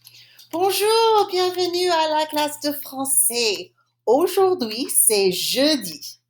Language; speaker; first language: French; non-native, fluent; English